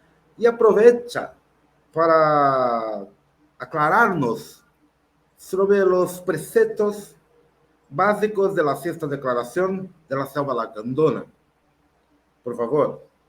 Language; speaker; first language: Spanish; non-native, local second language; Portuguese